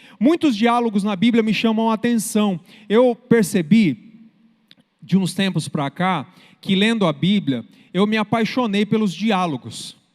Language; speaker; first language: Portuguese; native; Portuguese